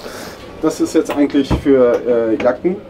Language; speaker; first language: German; native; German